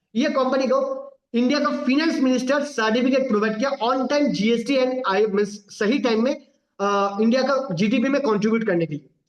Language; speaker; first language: Hindi; non-native, local second language; Bangla